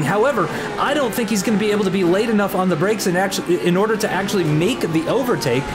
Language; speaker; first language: English; native; English